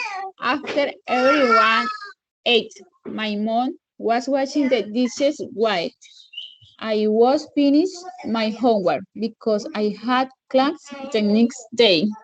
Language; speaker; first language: English; non-native, learner; Spanish